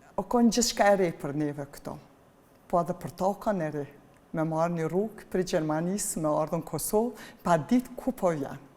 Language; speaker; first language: Albanian; native; Albanian